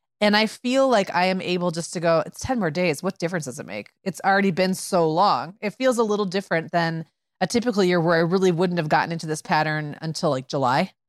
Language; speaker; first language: English; native; English